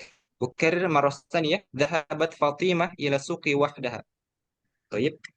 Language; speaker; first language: Arabic; non-native, fluent; Indonesian